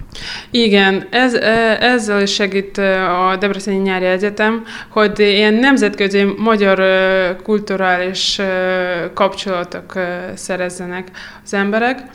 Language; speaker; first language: Hungarian; non-native, fluent; Russian